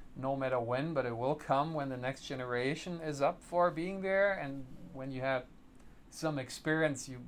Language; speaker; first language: English; non-native, fluent; German